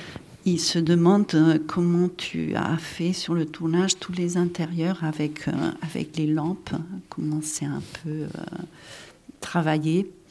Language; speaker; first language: French; non-native, fluent; Catalan